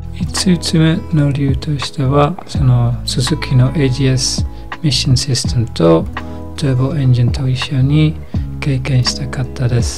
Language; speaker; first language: Japanese; non-native, fluent; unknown